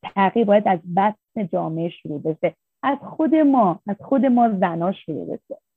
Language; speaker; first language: Persian; native; Persian